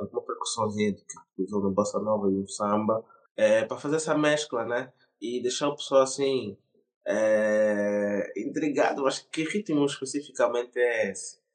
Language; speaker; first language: Portuguese; native; Portuguese